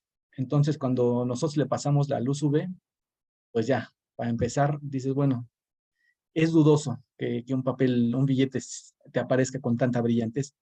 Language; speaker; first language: Spanish; native; Spanish